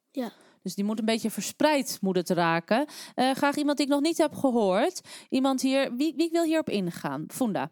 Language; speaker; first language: Dutch; native; Dutch